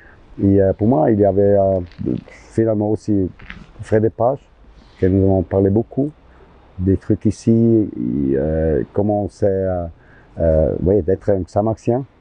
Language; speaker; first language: French; non-native, local second language; German